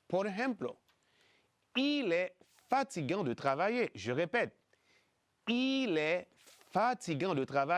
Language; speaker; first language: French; non-native, fluent; Spanish